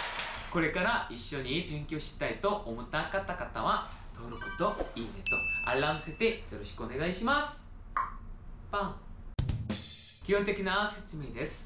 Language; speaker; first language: Japanese; non-native, learner; Korean